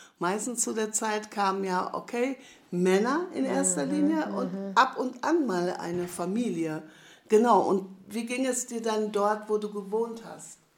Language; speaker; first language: German; native; German